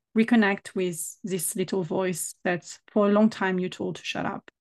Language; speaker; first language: English; non-native, fluent; French